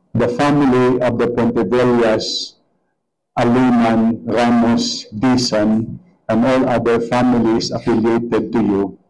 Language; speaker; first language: English; non-native, local second language; Hiligaynon